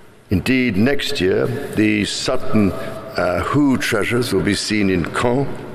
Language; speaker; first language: English; native; English